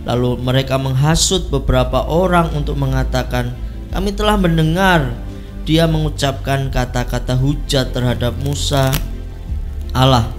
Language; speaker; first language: Indonesian; native; Indonesian